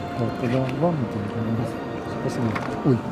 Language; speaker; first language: Russian; native; Russian